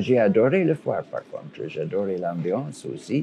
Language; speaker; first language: French; non-native, fluent; English